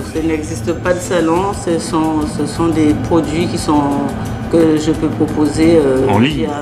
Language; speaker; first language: French; native; French